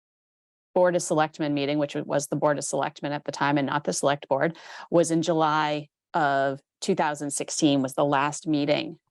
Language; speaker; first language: English; native; English